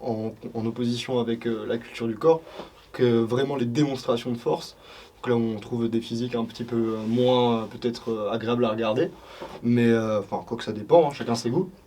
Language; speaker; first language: French; native; French